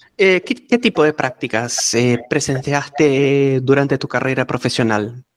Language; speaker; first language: Spanish; native; Spanish